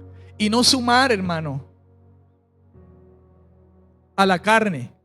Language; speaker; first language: Spanish; native; Spanish